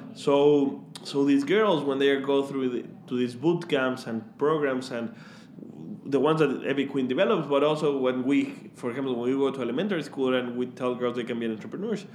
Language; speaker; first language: English; non-native, fluent; Spanish